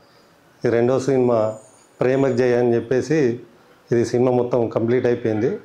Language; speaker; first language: Telugu; native; Telugu